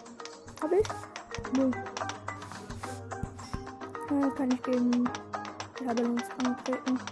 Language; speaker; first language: German; native; German